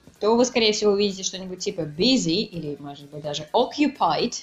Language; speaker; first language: Russian; native; Russian